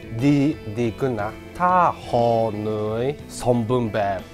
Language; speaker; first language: Thai; non-native, learner; Japanese